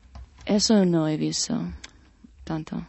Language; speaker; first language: Spanish; non-native, fluent; English